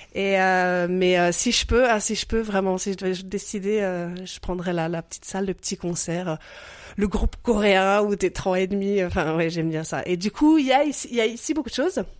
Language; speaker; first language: French; native; French